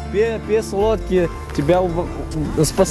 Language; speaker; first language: Russian; non-native, fluent; Chinese